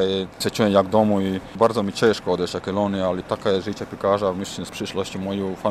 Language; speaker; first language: Polish; non-native, fluent; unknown